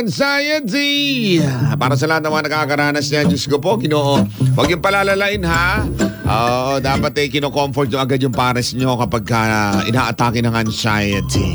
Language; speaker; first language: Filipino; non-native, local second language; Cebuano